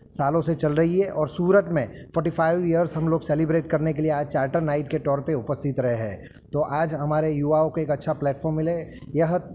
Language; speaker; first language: Hindi; non-native, local second language; Gujarati